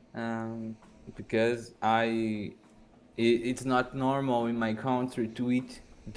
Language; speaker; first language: English; non-native, learner; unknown